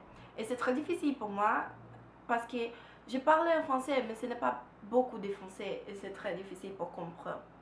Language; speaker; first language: French; non-native, learner; Portuguese